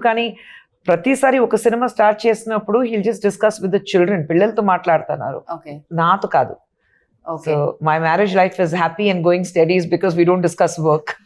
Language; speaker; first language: Telugu; non-native, local second language; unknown